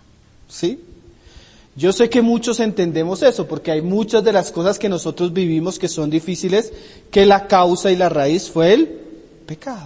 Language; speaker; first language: Spanish; native; Spanish